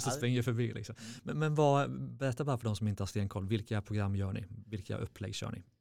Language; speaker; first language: Swedish; native; Swedish